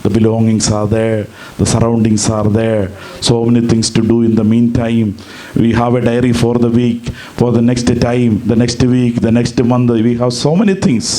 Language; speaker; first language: English; non-native, local second language; Malayalam